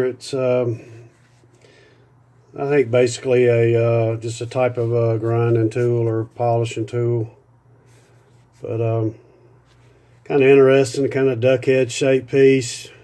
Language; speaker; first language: English; native; English